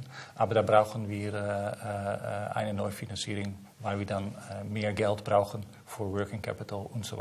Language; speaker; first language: German; non-native, learner; Dutch